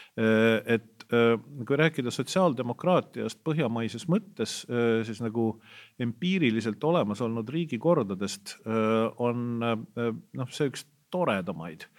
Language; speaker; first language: Estonian; native; Estonian